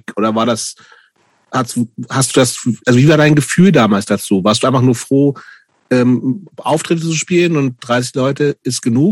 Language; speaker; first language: German; native; German